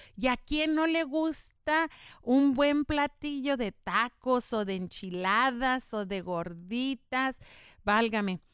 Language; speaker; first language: Spanish; native; Spanish